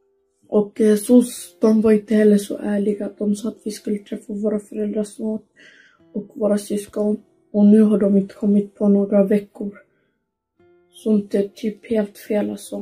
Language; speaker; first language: Swedish; early bilingual, other home language; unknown